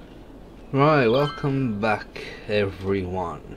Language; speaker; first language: English; native; English